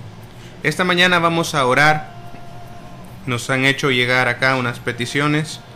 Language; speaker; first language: Spanish; native; Spanish